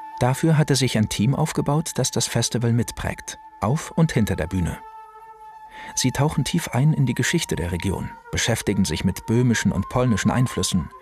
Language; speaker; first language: German; native; German